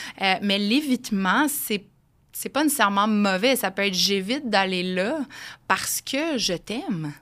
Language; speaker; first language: French; native; French